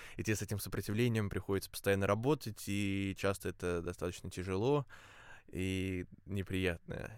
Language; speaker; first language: Russian; native; Russian